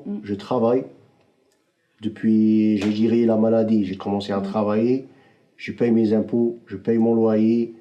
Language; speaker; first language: French; non-native, fluent; Arabic